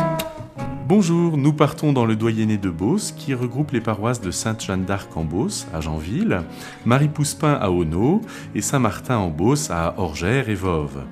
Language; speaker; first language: French; native; French